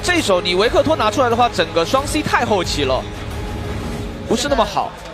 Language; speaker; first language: Chinese; native; Chinese